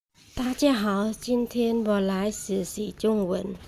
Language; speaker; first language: Chinese; non-native, fluent; Khmer